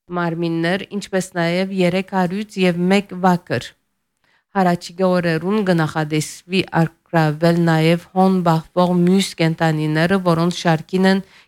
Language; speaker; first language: Armenian; early bilingual, heritage; Armenian